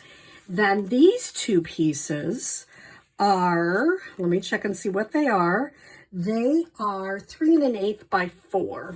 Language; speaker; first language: English; native; English